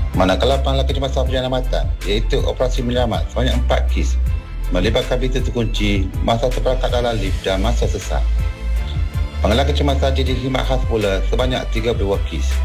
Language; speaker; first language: Malay; native; Malay